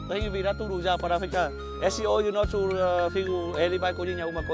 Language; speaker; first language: Portuguese; non-native, learner; Vietnamese